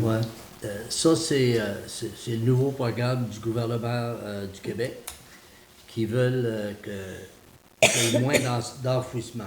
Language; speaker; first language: French; native; French